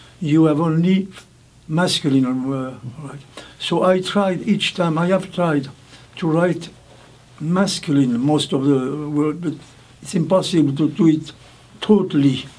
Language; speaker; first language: English; non-native, fluent; French